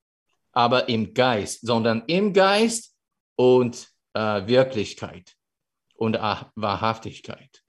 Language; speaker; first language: German; non-native, fluent; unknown